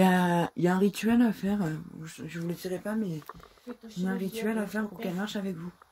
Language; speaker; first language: French; native; French